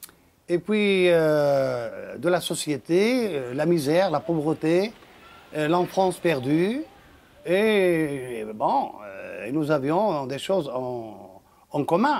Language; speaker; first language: French; non-native, local second language; Arabic